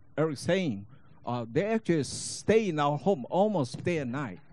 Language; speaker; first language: English; non-native, fluent; Chinese